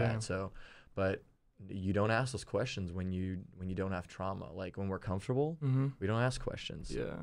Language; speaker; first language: English; early bilingual, other home language; German